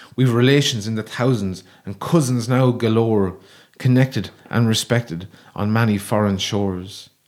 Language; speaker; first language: English; native; English